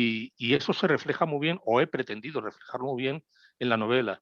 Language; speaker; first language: Spanish; native; Spanish